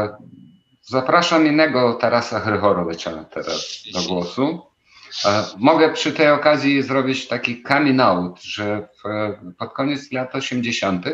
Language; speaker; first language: Polish; non-native, fluent; Ukrainian